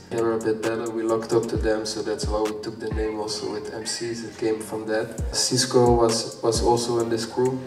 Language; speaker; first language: English; non-native, fluent; Dutch